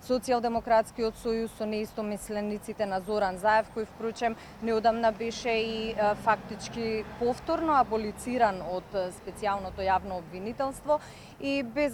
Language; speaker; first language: Macedonian; native; Macedonian